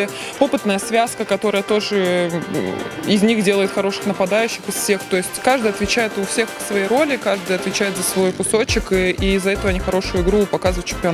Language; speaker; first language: Russian; native; Russian